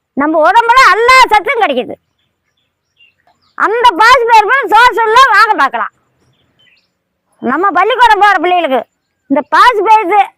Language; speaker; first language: Tamil; native; Tamil